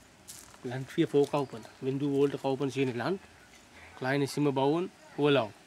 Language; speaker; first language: German; non-native, learner; Sinhala